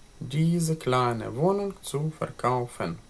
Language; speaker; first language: German; non-native, fluent; Ukrainian